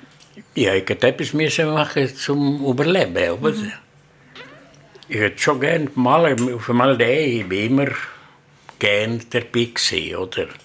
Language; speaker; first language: German; non-native, learner; Italian